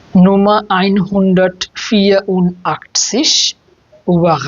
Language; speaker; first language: German; non-native, fluent; Bangla